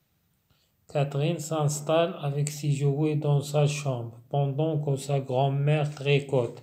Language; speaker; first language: French; non-native, local second language; Arabic